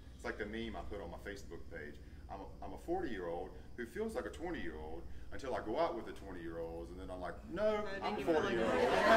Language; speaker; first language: English; native; English